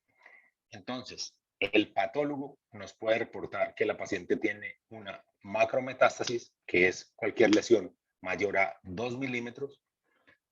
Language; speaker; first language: Spanish; native; Spanish